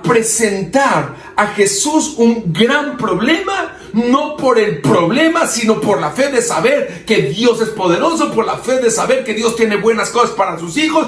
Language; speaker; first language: Spanish; native; Spanish